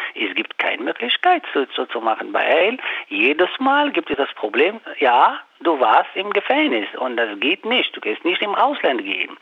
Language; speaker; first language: German; non-native, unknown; Arabic